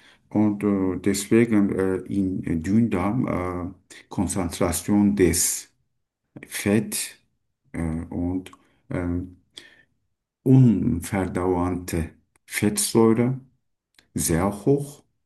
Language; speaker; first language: German; non-native, learner; Turkish